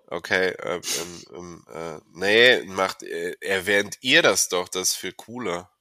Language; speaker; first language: German; native; German